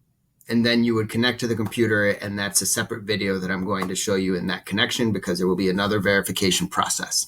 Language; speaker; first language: English; native; English